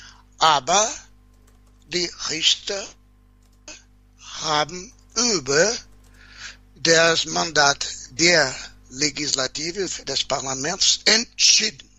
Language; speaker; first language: German; non-native, fluent; Portuguese